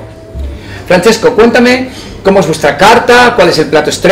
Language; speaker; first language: Spanish; native; Spanish